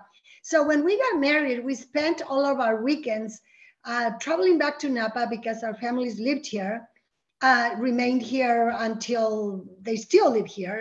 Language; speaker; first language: English; early bilingual, other home language; Spanish